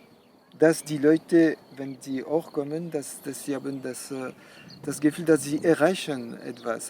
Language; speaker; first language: German; non-native, fluent; French